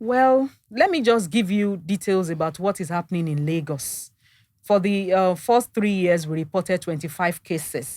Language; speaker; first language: English; non-native, local second language; Yoruba